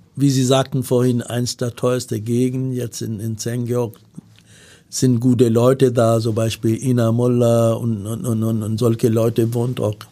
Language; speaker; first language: German; non-native, learner; Punjabi